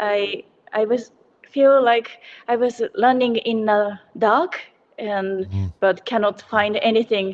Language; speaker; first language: English; non-native, learner; Japanese